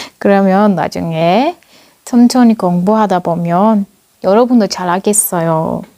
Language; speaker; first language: Korean; non-native, fluent; Turkish